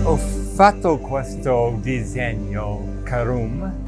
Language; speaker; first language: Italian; non-native, learner; English